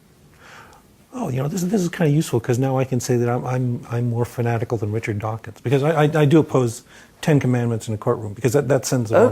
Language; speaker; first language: English; native; English